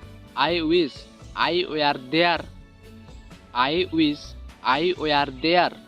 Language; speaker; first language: English; non-native, local second language; Odia